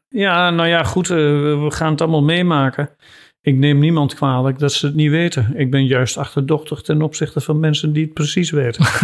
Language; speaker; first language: Dutch; native; Dutch